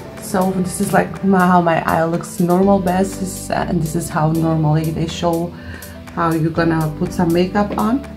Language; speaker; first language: English; non-native, fluent; Macedonian